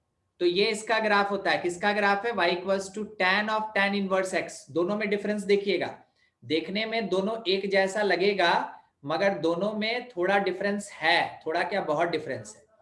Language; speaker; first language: Hindi; native; Hindi